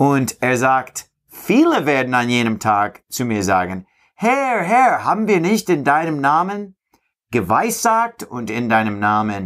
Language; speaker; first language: German; non-native, fluent; English